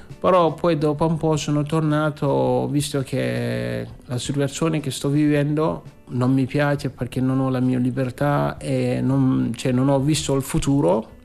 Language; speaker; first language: Italian; non-native, learner; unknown